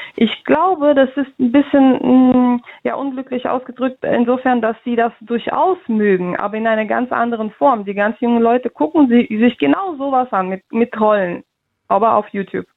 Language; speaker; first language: German; early bilingual, other home language; Russian